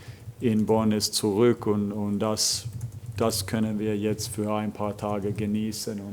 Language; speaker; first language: German; non-native, fluent; Finnish